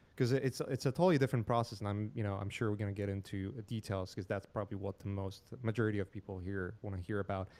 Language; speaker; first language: English; non-native, fluent; Polish